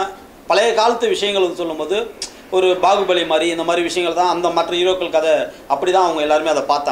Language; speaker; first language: Tamil; native; Tamil